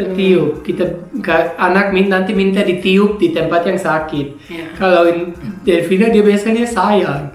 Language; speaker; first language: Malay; non-native, fluent; German